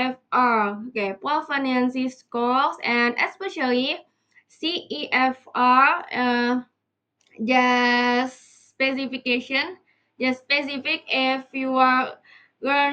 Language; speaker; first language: English; non-native, learner; Indonesian